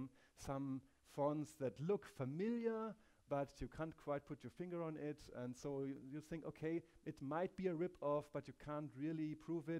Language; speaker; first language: English; non-native, fluent; German